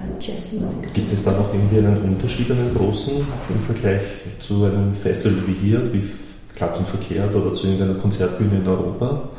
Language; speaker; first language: German; native; German